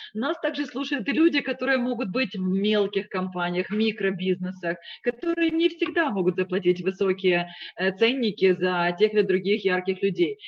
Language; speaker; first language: Russian; native; Russian